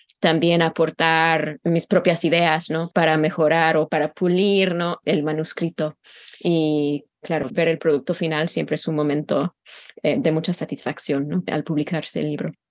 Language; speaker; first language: Spanish; non-native, fluent; English